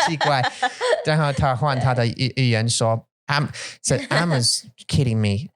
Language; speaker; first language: Chinese; non-native, learner; English